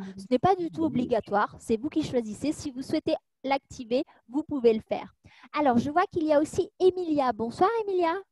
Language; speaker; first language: French; native; French